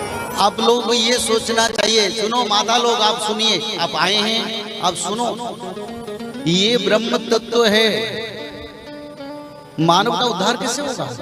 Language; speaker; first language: Hindi; non-native, local second language; Odia